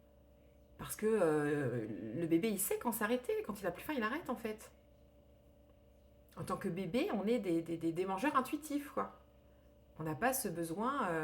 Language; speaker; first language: French; native; French